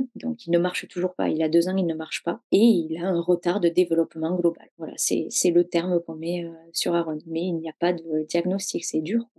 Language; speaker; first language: French; native; French